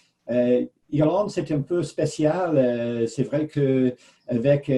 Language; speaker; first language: French; non-native, fluent; English